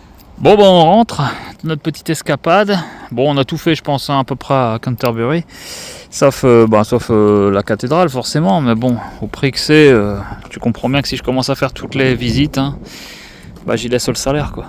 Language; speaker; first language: French; native; French